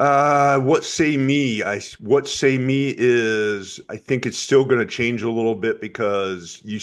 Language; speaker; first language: English; native; English